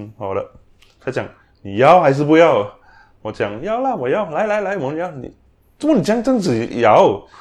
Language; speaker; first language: Chinese; non-native, local second language; Tamil